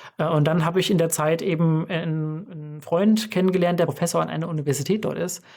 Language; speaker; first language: German; native; German